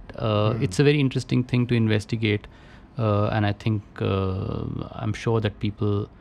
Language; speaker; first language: English; non-native, local second language; Hindi